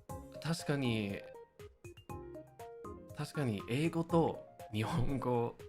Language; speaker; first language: Japanese; non-native, learner; English